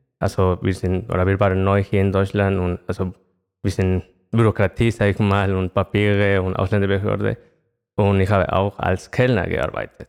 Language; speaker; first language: German; non-native, fluent; Spanish